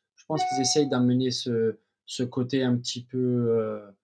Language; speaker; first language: French; native; French